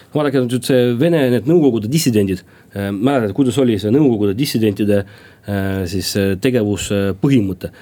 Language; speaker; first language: Estonian; non-native, local second language; Russian